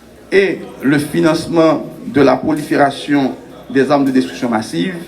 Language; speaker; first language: French; non-native, local second language; Haitian Creole